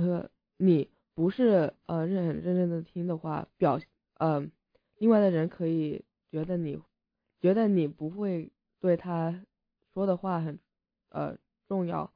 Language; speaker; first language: Chinese; early bilingual, heritage; English